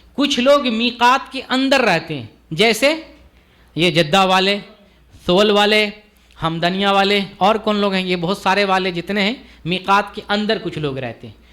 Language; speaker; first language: Urdu; native; Urdu